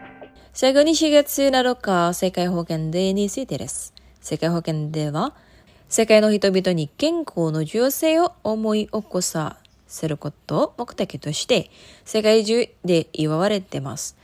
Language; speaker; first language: Japanese; non-native, fluent; Indonesian